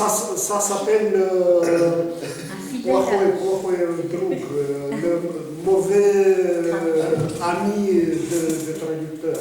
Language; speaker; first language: French; non-native, fluent; Russian